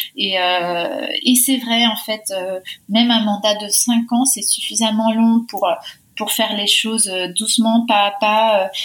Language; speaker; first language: French; early bilingual, heritage; Spanish